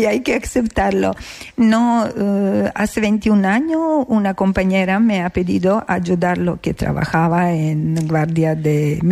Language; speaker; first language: Spanish; non-native, learner; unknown